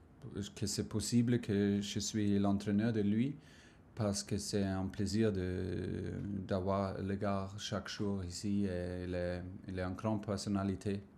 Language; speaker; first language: French; non-native, fluent; German